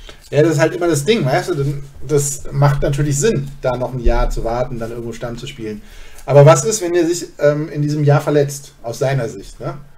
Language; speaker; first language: German; native; German